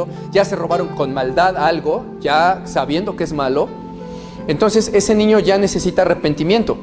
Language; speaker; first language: Spanish; native; Spanish